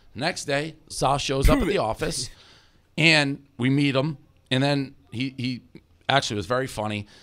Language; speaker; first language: English; native; English